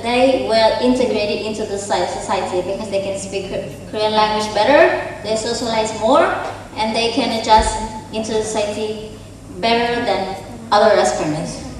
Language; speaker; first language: English; non-native, fluent; Indonesian